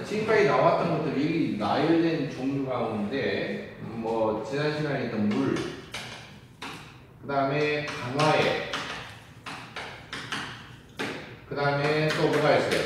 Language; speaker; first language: Korean; native; Korean